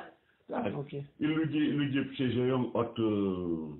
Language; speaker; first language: Polish; non-native, learner; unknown